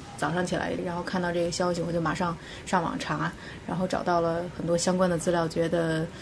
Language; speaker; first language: Chinese; native; Chinese